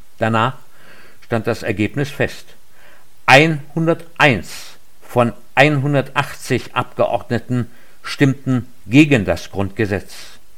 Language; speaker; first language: German; native; German